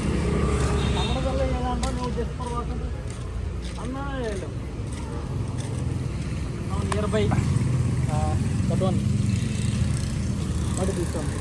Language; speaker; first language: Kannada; non-native, learner; Telugu